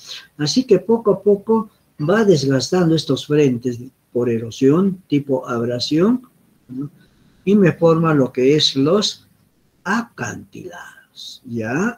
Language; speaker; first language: Spanish; native; Spanish